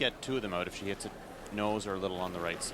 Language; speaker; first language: English; native; English